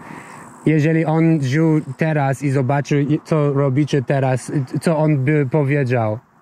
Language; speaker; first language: Polish; non-native, learner; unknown